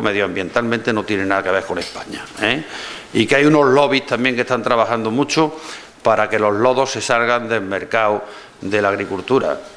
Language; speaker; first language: Spanish; native; Spanish